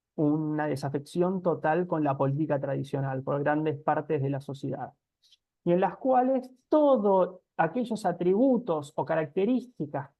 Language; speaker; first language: Spanish; native; Spanish